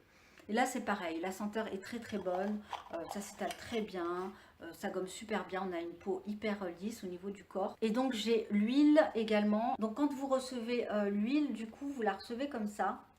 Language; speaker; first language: French; native; French